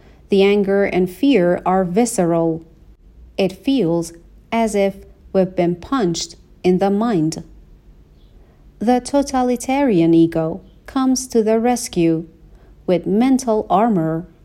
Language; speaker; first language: English; non-native, fluent; Persian